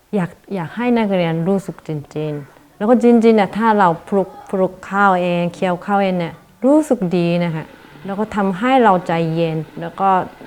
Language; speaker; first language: Thai; non-native, fluent; Japanese